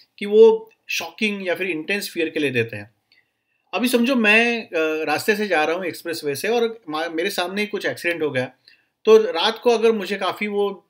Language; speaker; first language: Hindi; non-native, local second language; Marathi